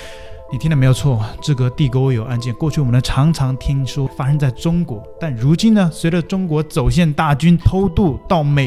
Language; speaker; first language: Chinese; native; Chinese